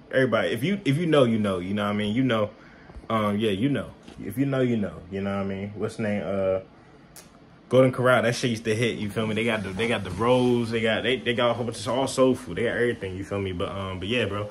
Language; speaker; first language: English; native; English